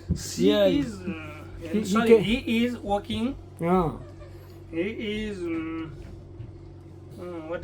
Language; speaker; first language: English; non-native, learner; Nepali